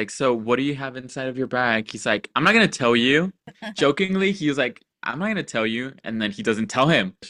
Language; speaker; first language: English; early bilingual, other home language; Spanish